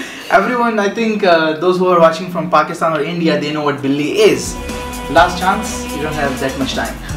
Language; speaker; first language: English; non-native, local second language; Hindi